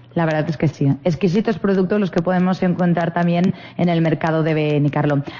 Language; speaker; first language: Spanish; non-native, local second language; Catalan